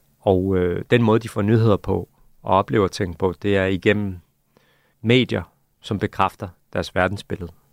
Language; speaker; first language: Danish; early bilingual, other home language; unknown